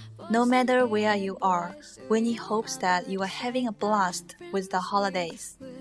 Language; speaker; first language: English; non-native, fluent; Chinese